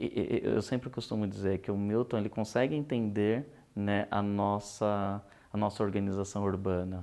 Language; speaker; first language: Portuguese; native; Portuguese